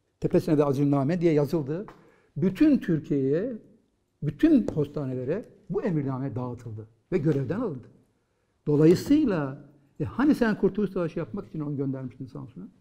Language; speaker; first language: Turkish; native; Turkish